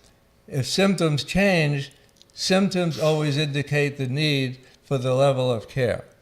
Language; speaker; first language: English; native; English